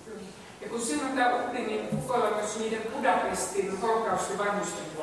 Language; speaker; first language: Finnish; native; Finnish